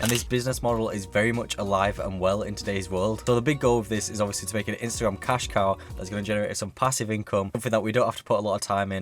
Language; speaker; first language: English; native; English